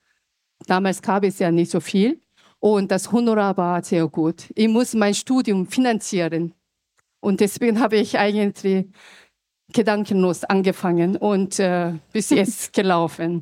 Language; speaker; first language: German; non-native, fluent; Korean